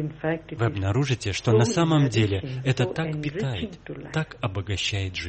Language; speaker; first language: Russian; native; Russian